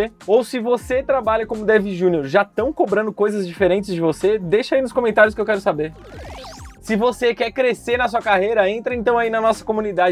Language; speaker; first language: Portuguese; native; Portuguese